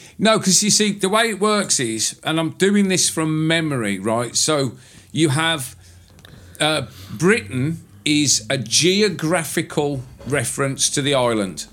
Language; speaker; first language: English; native; English